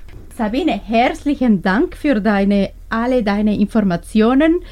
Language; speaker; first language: German; non-native, learner; Turkish